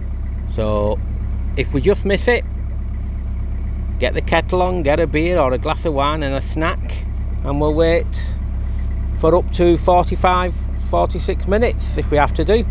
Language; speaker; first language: English; native; English